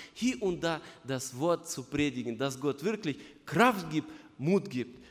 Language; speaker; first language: German; non-native, fluent; Russian